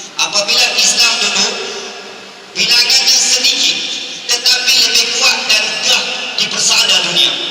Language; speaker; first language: Malay; native; Malay